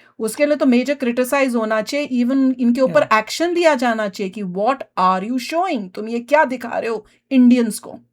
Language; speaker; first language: Hindi; native; Hindi